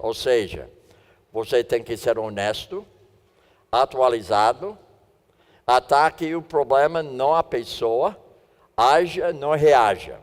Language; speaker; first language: Portuguese; non-native, fluent; English